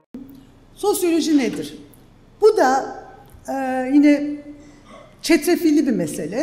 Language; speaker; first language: Turkish; native; Turkish